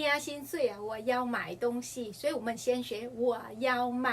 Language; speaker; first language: Chinese; non-native, fluent; Vietnamese